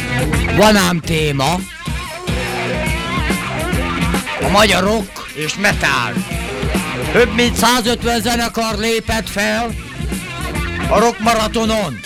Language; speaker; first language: Hungarian; native; Hungarian